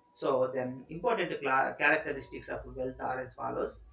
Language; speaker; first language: English; non-native, local second language; Telugu